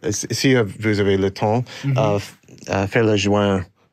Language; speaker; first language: French; non-native, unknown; English